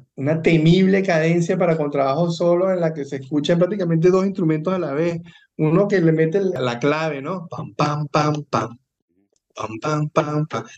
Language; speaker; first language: Spanish; native; Spanish